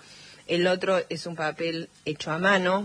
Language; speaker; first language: Spanish; native; Spanish